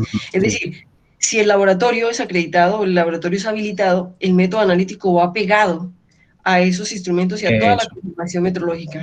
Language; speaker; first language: Spanish; native; Spanish